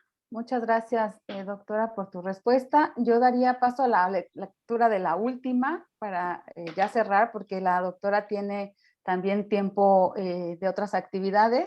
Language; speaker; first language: Spanish; native; Spanish